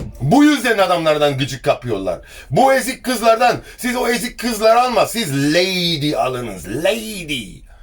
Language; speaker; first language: Turkish; early bilingual, heritage; Turkish